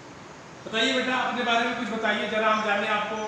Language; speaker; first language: Hindi; native; Hindi